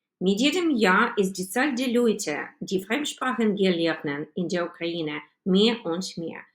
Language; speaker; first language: German; non-native, fluent; Ukrainian